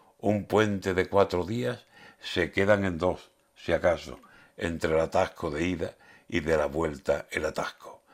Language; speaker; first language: Spanish; native; Spanish